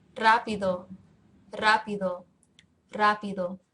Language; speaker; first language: Spanish; non-native, fluent; English